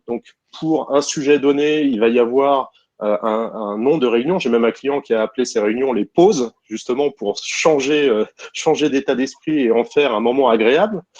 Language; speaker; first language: French; native; French